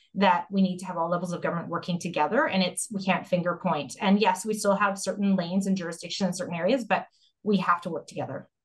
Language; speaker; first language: English; native; English